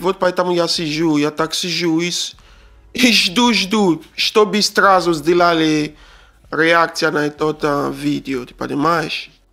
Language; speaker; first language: Russian; non-native, learner; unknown